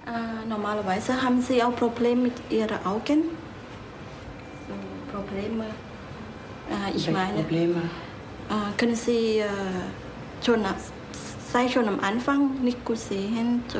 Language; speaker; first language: German; non-native, learner; Thai